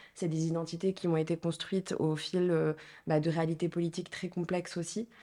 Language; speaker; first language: French; non-native, local second language; Arabic